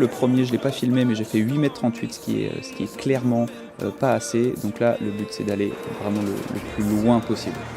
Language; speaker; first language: French; native; French